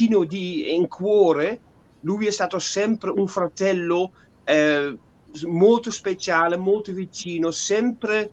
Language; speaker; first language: Italian; non-native, fluent; Dutch